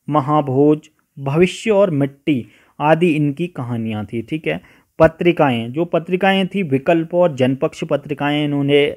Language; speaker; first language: Hindi; native; Hindi